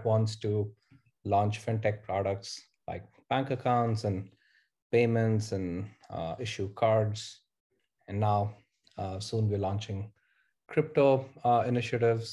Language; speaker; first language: English; non-native, local second language; Hindi